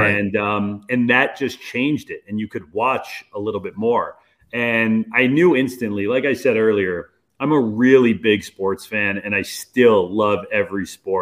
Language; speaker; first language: English; native; English